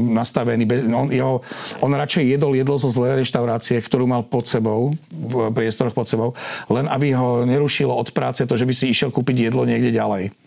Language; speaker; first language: Slovak; native; Slovak